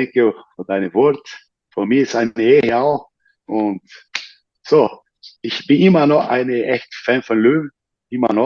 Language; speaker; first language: German; non-native, learner; Portuguese